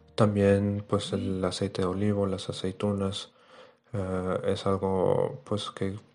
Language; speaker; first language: Spanish; non-native, fluent; Arabic